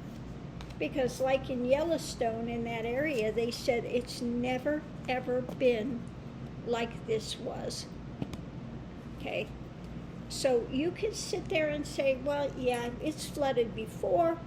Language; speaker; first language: English; native; English